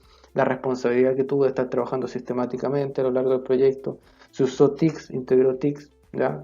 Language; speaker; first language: Spanish; native; Spanish